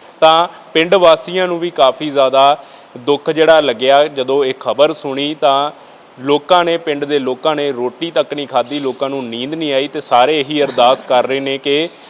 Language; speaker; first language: Punjabi; native; Punjabi